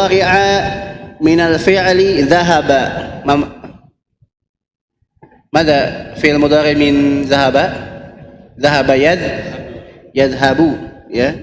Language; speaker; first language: Arabic; non-native, fluent; Indonesian